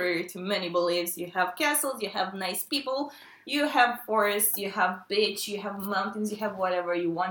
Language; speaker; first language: English; non-native, fluent; Romanian